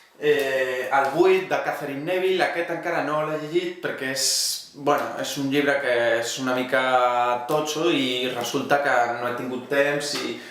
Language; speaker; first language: Catalan; non-native, local second language; Spanish